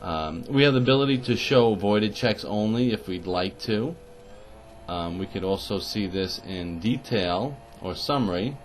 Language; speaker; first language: English; native; English